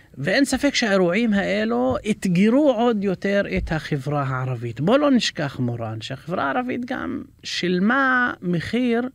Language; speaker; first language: Hebrew; non-native, local second language; Arabic